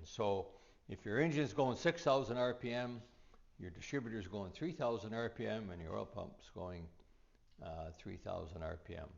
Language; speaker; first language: English; native; English